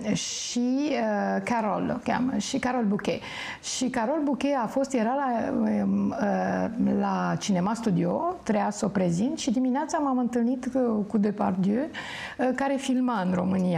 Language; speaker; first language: Romanian; native; Romanian